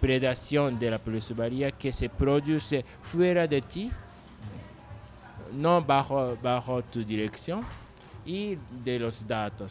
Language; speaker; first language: Spanish; non-native, learner; Japanese